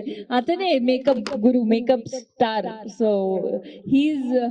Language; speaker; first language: Telugu; non-native, learner; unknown